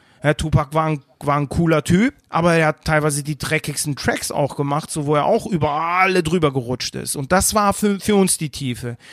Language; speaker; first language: German; early bilingual, other home language; Turkish